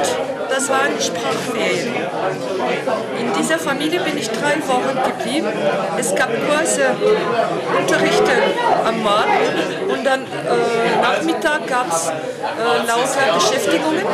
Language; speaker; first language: German; non-native, fluent; French